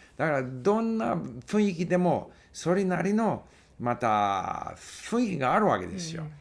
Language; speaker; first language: Japanese; non-native, fluent; English